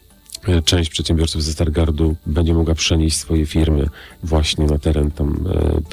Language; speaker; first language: Polish; native; Polish